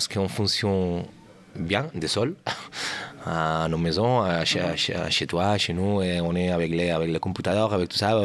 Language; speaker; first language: French; non-native, learner; Catalan